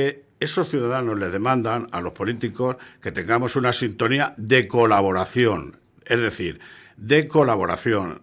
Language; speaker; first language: Spanish; native; Spanish